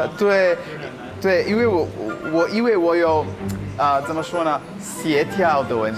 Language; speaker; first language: Chinese; non-native, learner; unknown